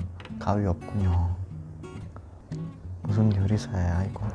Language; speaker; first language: Korean; non-native, learner; Italian